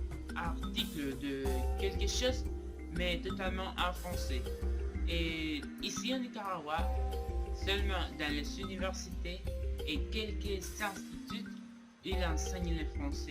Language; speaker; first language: French; non-native, learner; Spanish